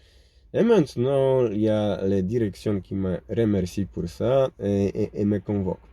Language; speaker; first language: French; non-native, fluent; Polish